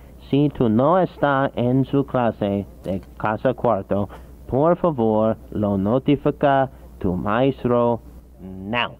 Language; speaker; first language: Spanish; non-native, learner; English